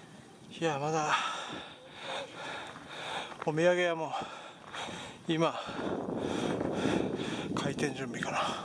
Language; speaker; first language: Japanese; native; Japanese